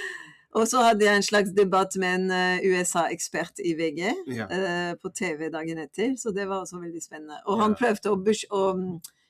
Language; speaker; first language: Norwegian; non-native, fluent; French